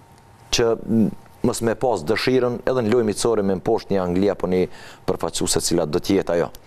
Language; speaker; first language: Albanian; native; Albanian